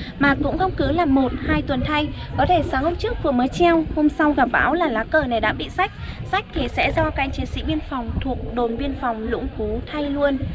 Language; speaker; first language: Vietnamese; non-native, local second language; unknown